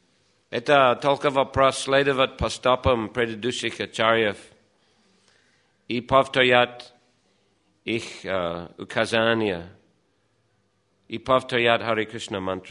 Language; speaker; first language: Russian; non-native, fluent; English